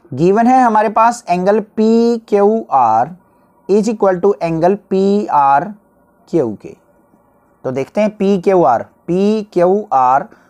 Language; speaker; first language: Hindi; native; Hindi